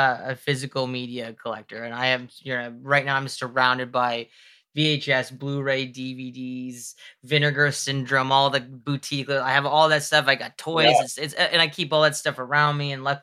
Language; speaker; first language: English; native; English